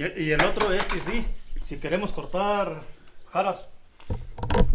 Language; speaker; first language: Spanish; native; Spanish